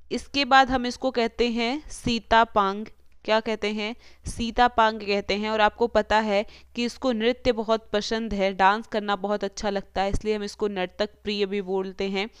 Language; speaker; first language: Hindi; native; Hindi